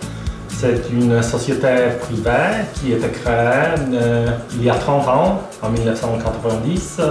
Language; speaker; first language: French; non-native, fluent; Polish